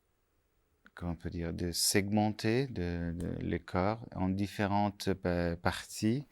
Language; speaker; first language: French; non-native, fluent; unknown